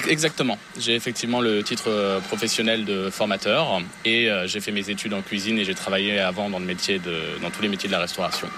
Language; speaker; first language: French; native; French